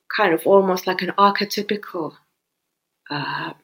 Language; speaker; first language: English; non-native, fluent; Finnish